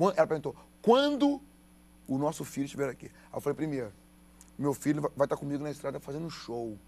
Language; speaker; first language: Portuguese; native; Portuguese